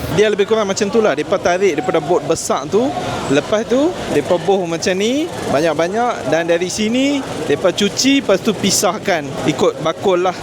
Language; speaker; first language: Malay; native; Malay